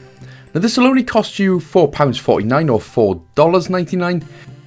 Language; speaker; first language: English; native; English